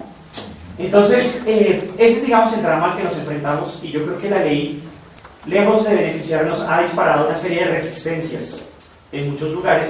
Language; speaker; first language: Spanish; native; Spanish